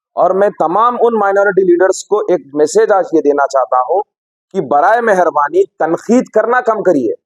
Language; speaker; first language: Hindi; non-native, local second language; Urdu